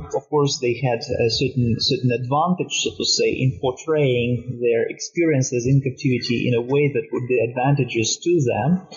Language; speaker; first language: English; non-native, fluent; Romanian